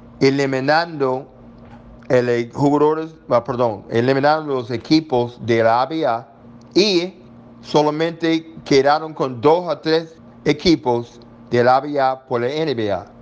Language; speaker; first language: Spanish; non-native, learner; English